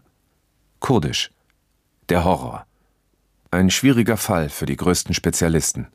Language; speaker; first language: German; native; German